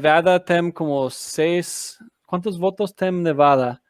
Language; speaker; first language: Portuguese; non-native, learner; English